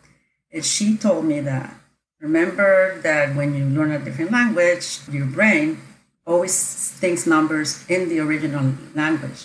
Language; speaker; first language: English; non-native, fluent; Spanish